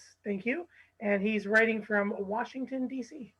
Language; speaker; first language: English; native; English